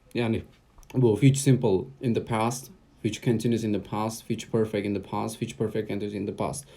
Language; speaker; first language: English; non-native, fluent; Uzbek